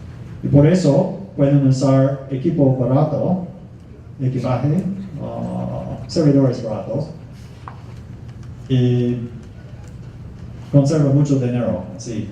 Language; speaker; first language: Spanish; non-native, fluent; English